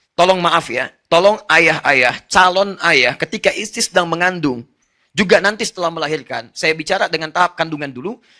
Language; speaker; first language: Indonesian; non-native, fluent; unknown